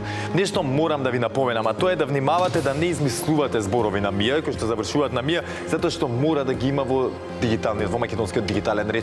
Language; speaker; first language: Macedonian; native; Macedonian